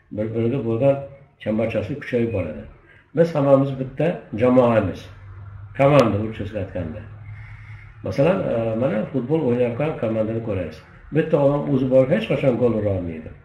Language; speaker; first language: Uzbek; native; Uzbek